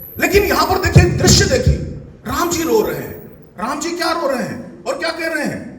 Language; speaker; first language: Hindi; non-native, local second language; Chhattisgarhi